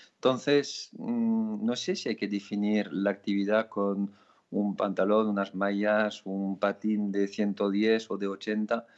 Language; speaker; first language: Spanish; non-native, fluent; French